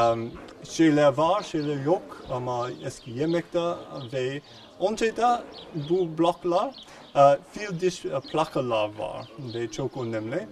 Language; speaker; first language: Turkish; non-native, learner; English